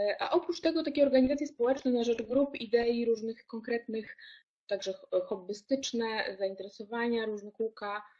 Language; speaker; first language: Polish; native; Polish